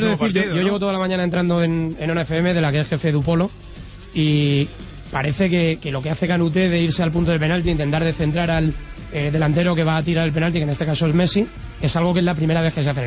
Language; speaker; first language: Spanish; native; Spanish